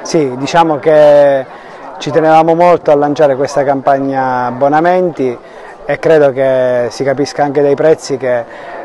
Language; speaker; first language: Italian; native; Italian